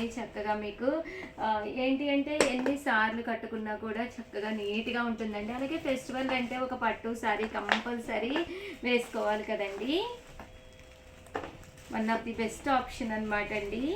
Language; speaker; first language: Telugu; native; Telugu